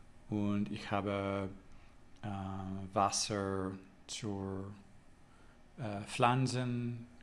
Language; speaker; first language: German; non-native, learner; English